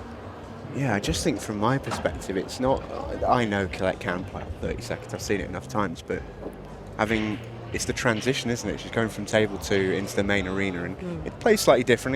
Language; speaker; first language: English; native; English